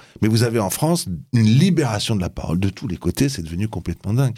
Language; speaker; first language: French; native; French